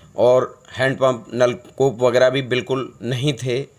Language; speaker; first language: Hindi; native; Hindi